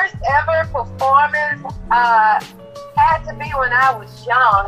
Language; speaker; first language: English; native; English